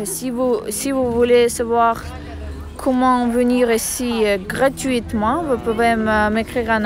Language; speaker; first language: French; non-native, fluent; Russian